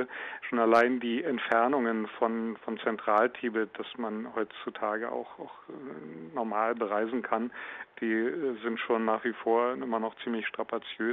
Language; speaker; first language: German; native; German